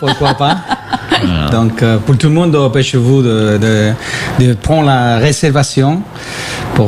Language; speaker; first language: French; non-native, fluent; Spanish